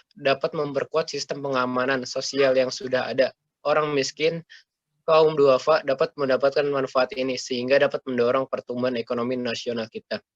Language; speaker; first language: Indonesian; native; Indonesian